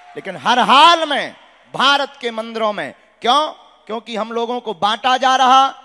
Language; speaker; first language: Hindi; non-native, local second language; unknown